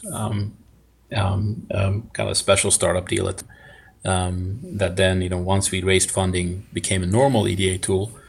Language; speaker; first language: English; non-native, fluent; Swedish